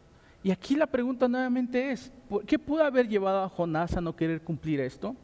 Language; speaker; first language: Spanish; native; Spanish